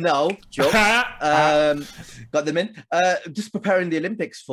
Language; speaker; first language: English; native; English